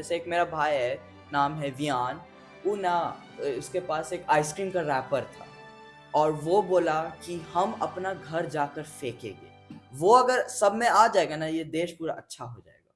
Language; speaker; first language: Hindi; early bilingual, heritage; English